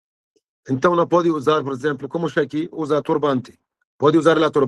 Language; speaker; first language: Portuguese; non-native, fluent; Arabic